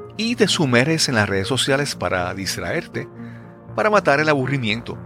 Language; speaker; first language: Spanish; native; Spanish